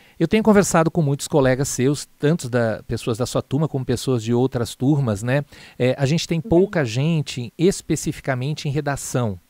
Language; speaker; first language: Portuguese; native; Portuguese